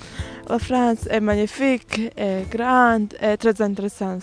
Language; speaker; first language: French; non-native, learner; Bosnian